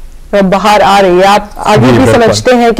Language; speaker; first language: Urdu; native; Urdu